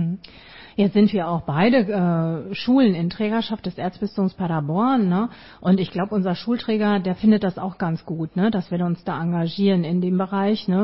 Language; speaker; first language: German; native; German